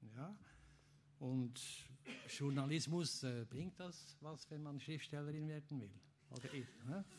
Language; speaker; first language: German; native; German